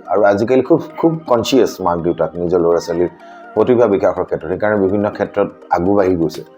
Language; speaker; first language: Assamese; native; Assamese